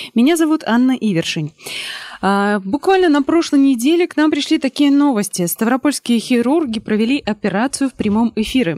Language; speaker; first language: Russian; native; Russian